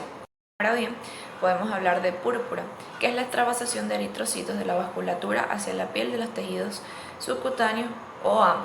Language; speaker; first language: Spanish; native; Spanish